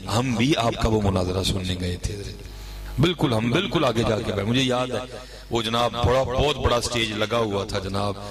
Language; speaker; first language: Urdu; non-native, local second language; Punjabi